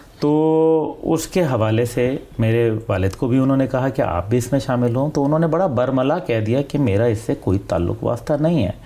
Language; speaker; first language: Urdu; native; Urdu